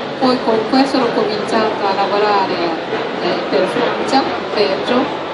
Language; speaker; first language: Italian; non-native, fluent; Japanese